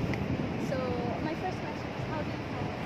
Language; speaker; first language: English; non-native, fluent; Filipino